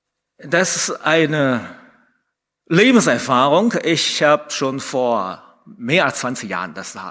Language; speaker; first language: German; non-native, fluent; Chinese